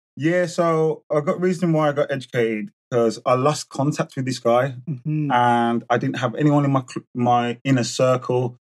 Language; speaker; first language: English; native; English